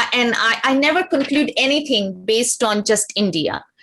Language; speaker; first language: Hindi; non-native, local second language; Bangla